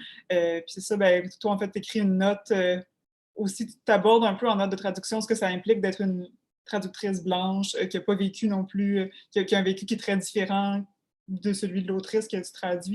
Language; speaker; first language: French; native; French